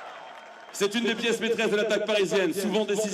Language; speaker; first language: French; native; French